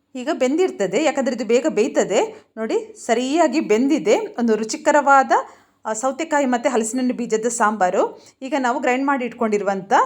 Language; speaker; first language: Kannada; non-native, local second language; Tulu